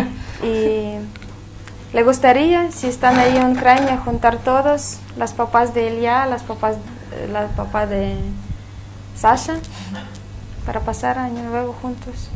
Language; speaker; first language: Spanish; non-native, fluent; Russian